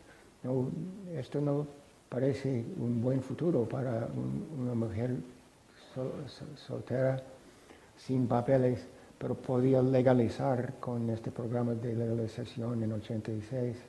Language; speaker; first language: Spanish; non-native, fluent; English